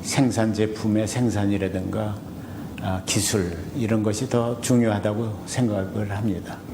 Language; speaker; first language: Korean; native; Korean